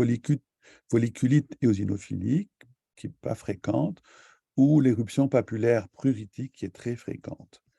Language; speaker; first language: French; native; French